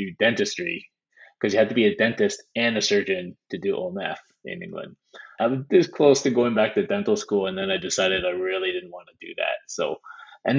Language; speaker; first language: English; native; English